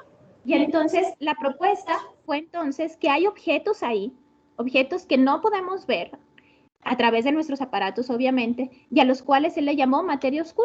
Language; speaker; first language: Spanish; native; Spanish